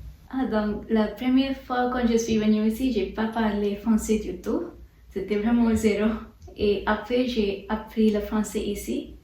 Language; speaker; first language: French; non-native, learner; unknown